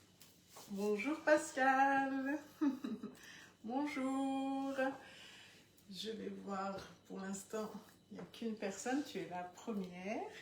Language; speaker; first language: French; native; French